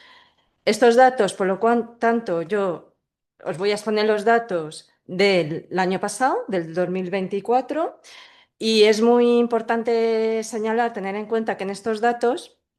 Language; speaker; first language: Spanish; native; Spanish